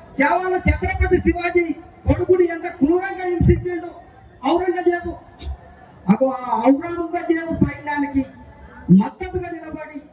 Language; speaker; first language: Telugu; non-native, local second language; Koya